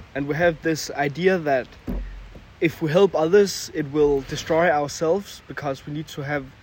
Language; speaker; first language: English; non-native, fluent; Danish